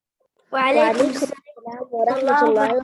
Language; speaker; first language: Arabic; native; Arabic